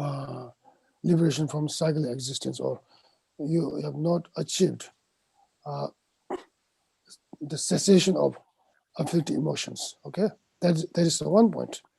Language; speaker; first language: English; non-native, fluent; Tibetan